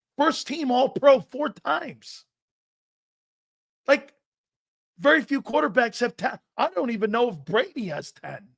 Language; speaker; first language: English; native; English